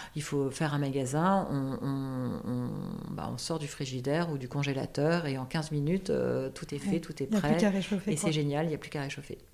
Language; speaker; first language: French; native; French